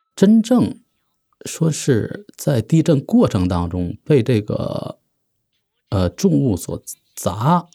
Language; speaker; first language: Chinese; native; Chinese